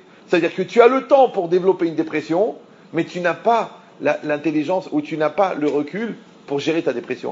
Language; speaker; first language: French; native; French